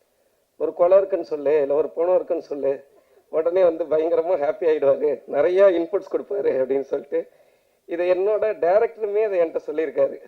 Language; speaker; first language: Tamil; native; Tamil